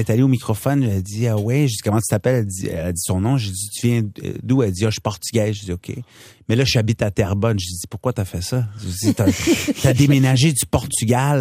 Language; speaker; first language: French; non-native, local second language; Punjabi